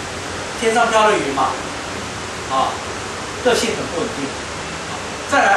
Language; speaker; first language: Chinese; native; Chinese